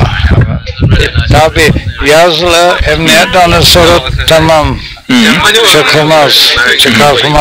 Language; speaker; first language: Turkish; non-native, learner; English